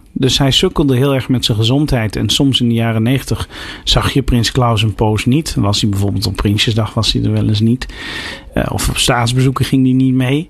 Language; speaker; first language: Dutch; native; Dutch